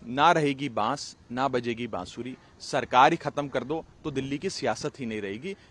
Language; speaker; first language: Hindi; native; Hindi